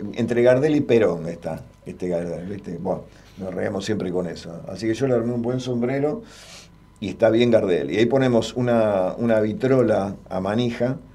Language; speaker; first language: Spanish; native; Spanish